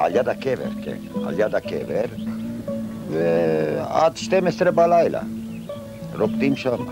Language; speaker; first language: Hebrew; non-native, fluent; Ladino